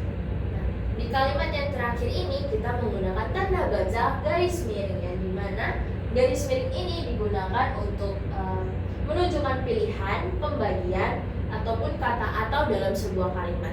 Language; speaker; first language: Indonesian; native; Indonesian